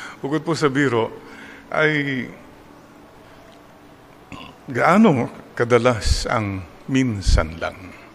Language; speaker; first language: Filipino; non-native, local second language; Iloko